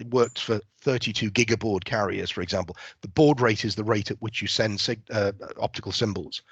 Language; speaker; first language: English; native; English